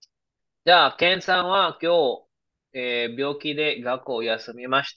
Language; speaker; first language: Japanese; non-native, fluent; Filipino